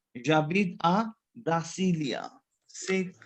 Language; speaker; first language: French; non-native, fluent; Hindi